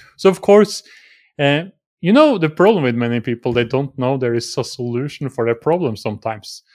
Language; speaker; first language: English; non-native, fluent; Norwegian